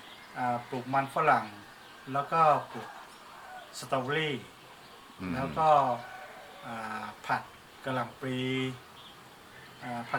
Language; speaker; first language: Thai; non-native, local second language; Hmong